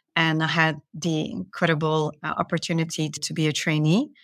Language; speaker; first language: English; non-native, fluent; Dutch